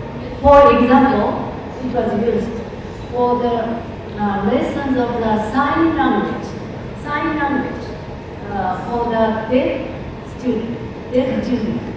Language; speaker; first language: English; non-native, learner; Japanese